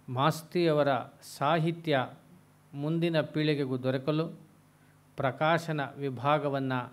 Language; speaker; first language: Kannada; native; Kannada